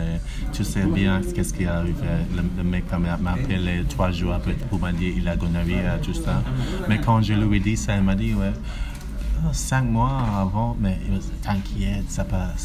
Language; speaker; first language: French; non-native, learner; English